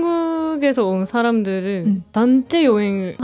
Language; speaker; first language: Korean; non-native, fluent; Japanese